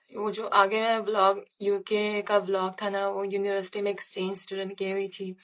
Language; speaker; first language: Urdu; early bilingual, heritage; Urdu